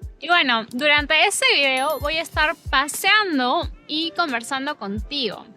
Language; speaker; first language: Spanish; native; Spanish